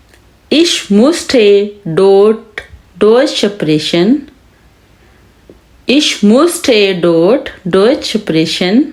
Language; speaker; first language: German; non-native, fluent; Urdu